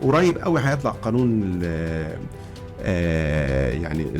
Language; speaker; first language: Arabic; native; Arabic